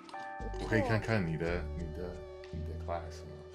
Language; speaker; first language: Chinese; non-native, fluent; English